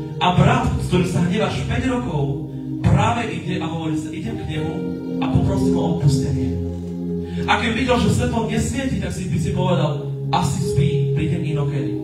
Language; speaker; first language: Slovak; non-native, local second language; Romany